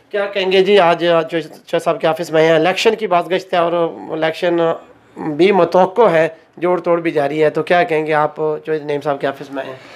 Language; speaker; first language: Urdu; non-native, local second language; Pahari-Potwari